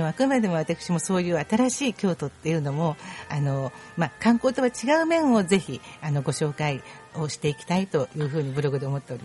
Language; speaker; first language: Japanese; native; Japanese